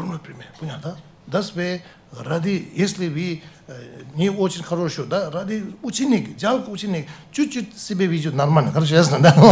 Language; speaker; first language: Russian; non-native, learner; Tibetan